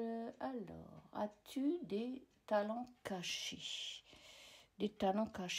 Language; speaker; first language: French; native; French